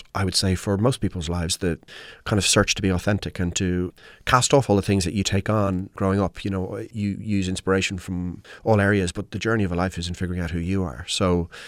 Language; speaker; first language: English; native; English